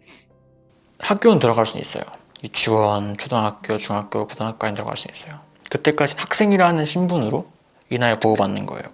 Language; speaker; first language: Korean; early bilingual, other home language; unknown